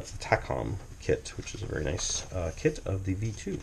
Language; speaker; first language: English; native; English